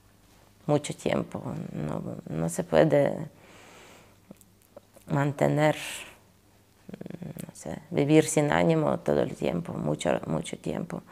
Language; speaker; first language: Spanish; non-native, fluent; Ukrainian